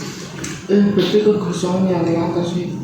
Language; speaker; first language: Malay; non-native, local second language; Javanese